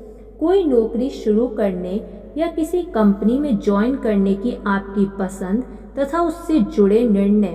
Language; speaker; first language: Hindi; native; Hindi